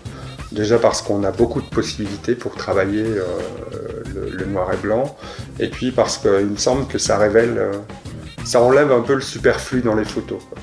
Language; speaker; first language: French; native; French